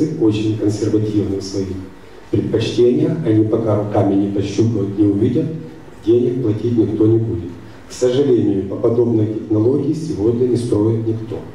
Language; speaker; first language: Russian; native; Russian